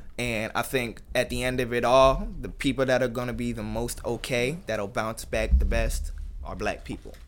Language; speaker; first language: English; native; English